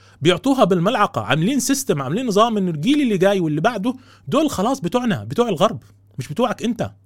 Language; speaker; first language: Arabic; native; Arabic